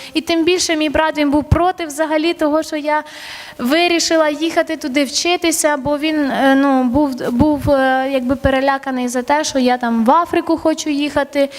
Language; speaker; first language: Ukrainian; early bilingual, other home language; Armenian